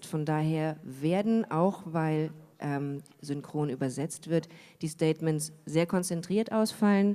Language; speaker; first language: German; native; German